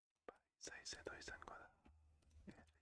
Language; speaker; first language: Basque; non-native, learner; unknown